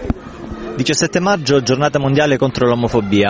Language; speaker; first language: Italian; native; Italian